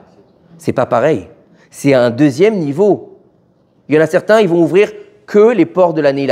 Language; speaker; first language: French; native; French